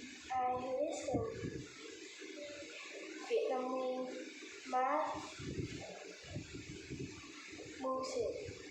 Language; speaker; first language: English; non-native, learner; Vietnamese